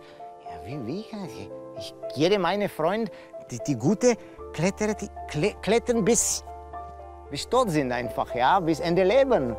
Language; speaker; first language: German; non-native, learner; Czech